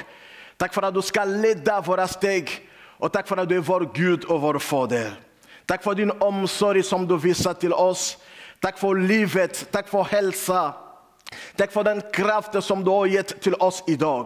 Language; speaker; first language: Swedish; non-native, learner; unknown